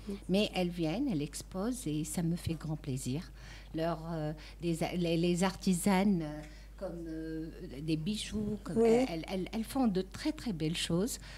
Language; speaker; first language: French; non-native, local second language; Arabic